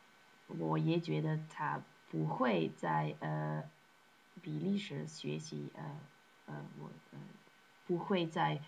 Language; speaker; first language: Chinese; non-native, learner; Dutch